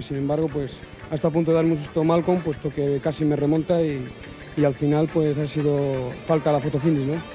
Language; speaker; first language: Spanish; native; Spanish